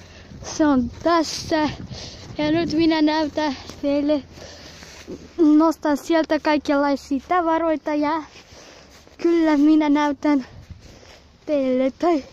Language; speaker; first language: Finnish; early bilingual, other home language; Russian